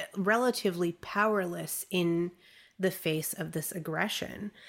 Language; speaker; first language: English; early bilingual, other home language; Chinese